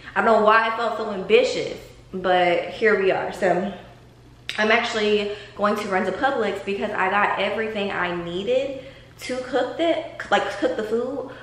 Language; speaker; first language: English; native; English